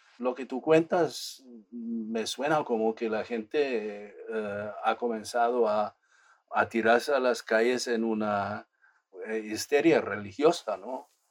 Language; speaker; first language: Spanish; non-native, fluent; German